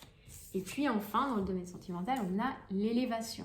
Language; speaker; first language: French; native; French